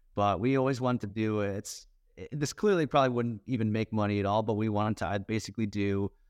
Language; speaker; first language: English; native; English